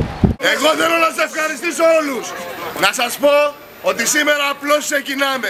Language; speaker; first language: Greek; native; Greek